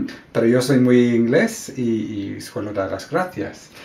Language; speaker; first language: Spanish; non-native, fluent; English